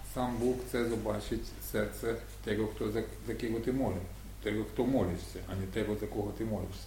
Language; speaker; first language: Polish; non-native, learner; Ukrainian